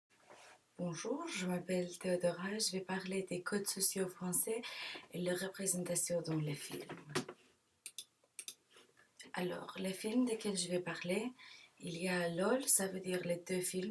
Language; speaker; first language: French; non-native, learner; English